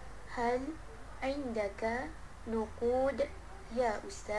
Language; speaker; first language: Arabic; non-native, learner; Malay